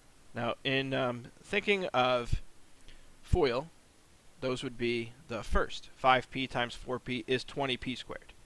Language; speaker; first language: English; native; English